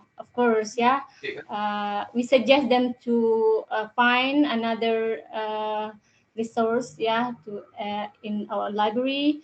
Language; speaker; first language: English; non-native, learner; Indonesian